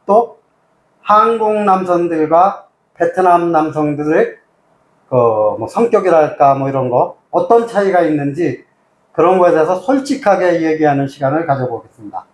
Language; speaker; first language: Korean; native; Korean